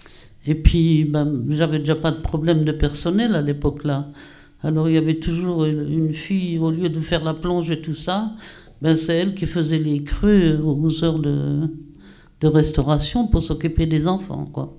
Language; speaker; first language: French; native; French